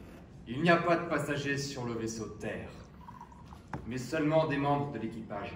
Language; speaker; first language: French; native; French